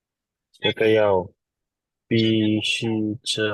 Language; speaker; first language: Chinese; non-native, learner; Indonesian